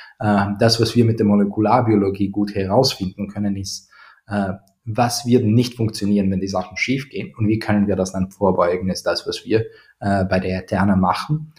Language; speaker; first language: German; non-native, fluent; Croatian